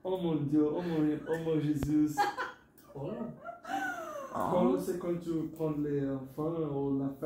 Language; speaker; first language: French; non-native, learner; Portuguese